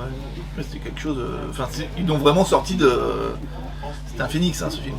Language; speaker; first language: French; native; French